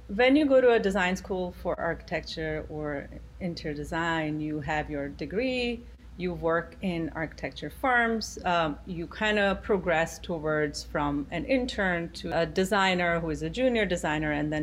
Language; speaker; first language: English; non-native, local second language; Gujarati